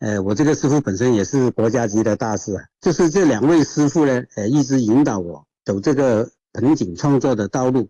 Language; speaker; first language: Chinese; non-native, local second language; Cantonese